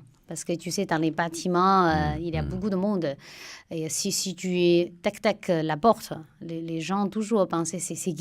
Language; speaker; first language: French; non-native, fluent; Chinese